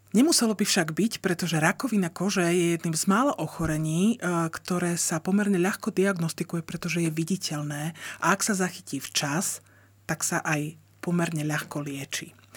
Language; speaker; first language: Slovak; native; Slovak